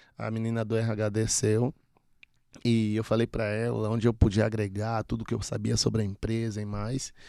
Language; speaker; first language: Portuguese; native; Portuguese